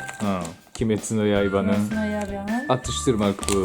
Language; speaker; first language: Turkish; non-native, fluent; Japanese